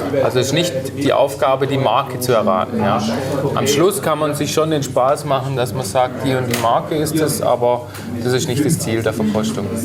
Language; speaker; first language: German; native; German